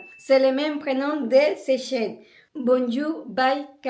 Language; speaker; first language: French; non-native, learner; Spanish